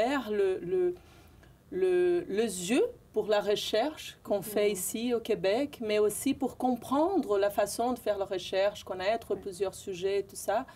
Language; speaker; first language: French; non-native, fluent; Portuguese